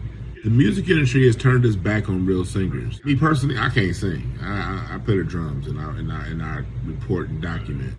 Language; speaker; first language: English; native; English